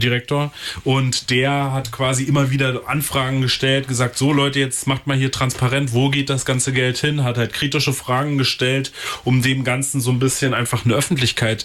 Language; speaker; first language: German; native; German